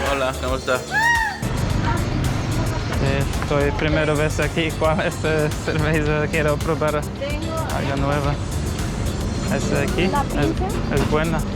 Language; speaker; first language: Spanish; non-native, learner; English